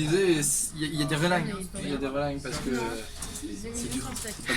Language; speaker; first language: French; native; French